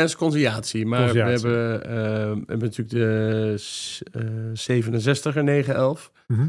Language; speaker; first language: Dutch; native; Dutch